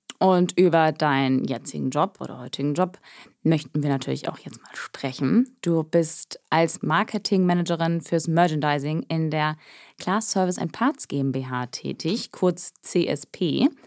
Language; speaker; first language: German; native; German